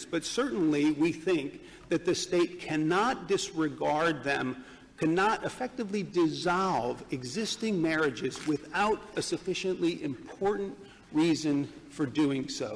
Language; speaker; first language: English; native; English